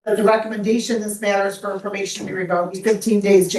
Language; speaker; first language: English; native; English